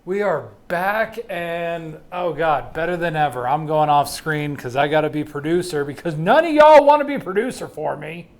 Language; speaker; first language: English; native; English